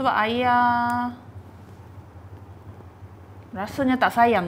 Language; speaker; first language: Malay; non-native, fluent; Korean